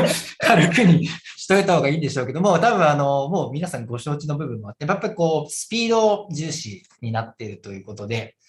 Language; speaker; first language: Japanese; native; Japanese